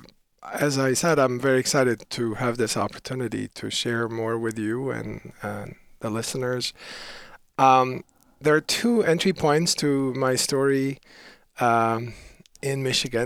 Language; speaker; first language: English; non-native, fluent; Bosnian